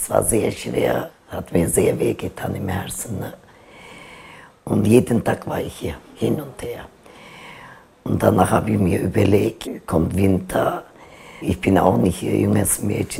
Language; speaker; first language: German; non-native, fluent; Turkish